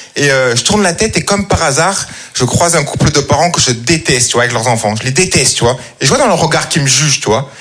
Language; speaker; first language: French; native; French